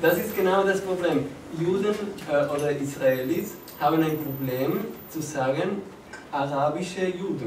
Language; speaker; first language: German; non-native, fluent; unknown